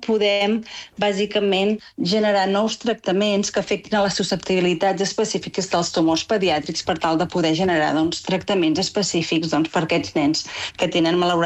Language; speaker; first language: Catalan; native; Catalan